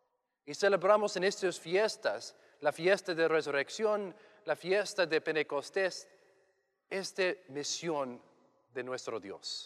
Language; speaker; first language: Spanish; non-native, learner; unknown